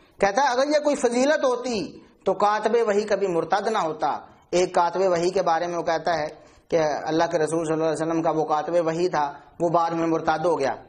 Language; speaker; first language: Urdu; non-native, local second language; Punjabi